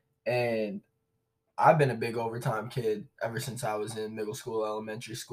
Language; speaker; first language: English; native; English